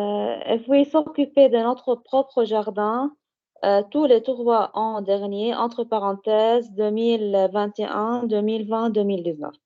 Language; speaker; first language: French; non-native, learner; Arabic